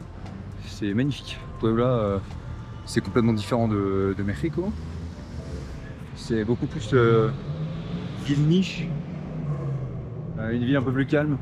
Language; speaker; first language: French; native; French